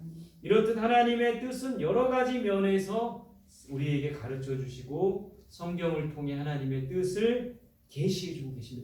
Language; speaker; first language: Korean; native; Korean